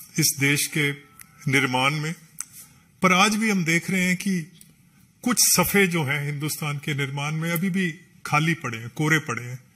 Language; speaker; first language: Hindi; non-native, local second language; Punjabi